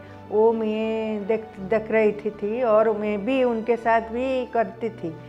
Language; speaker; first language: Hindi; non-native, local second language; Odia